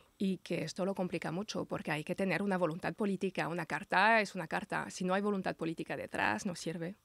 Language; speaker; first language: Spanish; non-native, fluent; French